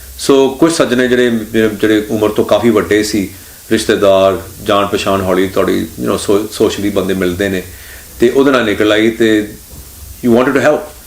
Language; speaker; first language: Punjabi; early bilingual, heritage; Punjabi